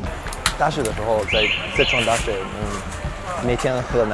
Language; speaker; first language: Chinese; non-native, learner; English